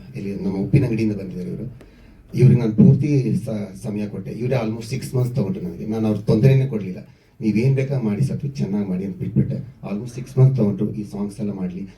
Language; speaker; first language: Kannada; native; Kannada